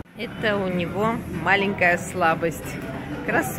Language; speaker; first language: Russian; native; Russian